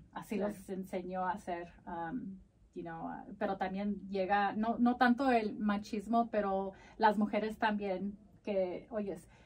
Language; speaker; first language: English; early bilingual, other home language; Spanish